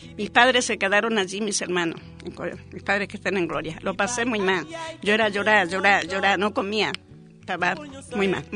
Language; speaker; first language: Spanish; native; Spanish